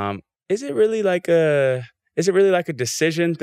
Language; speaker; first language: English; native; English